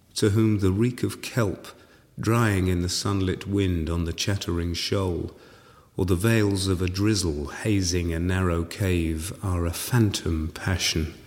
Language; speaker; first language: English; native; English